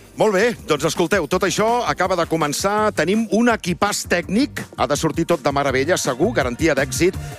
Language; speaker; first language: Catalan; native; Catalan